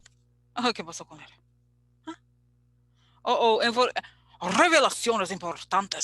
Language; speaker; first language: Spanish; non-native, learner; English